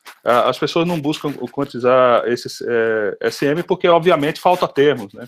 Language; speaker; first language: Portuguese; native; Portuguese